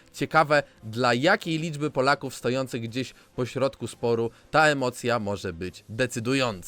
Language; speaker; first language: Polish; native; Polish